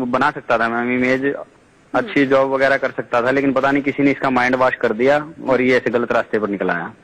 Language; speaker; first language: Hindi; native; Hindi